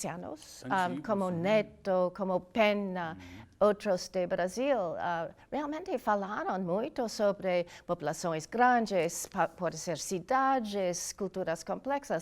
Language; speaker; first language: Portuguese; non-native, fluent; English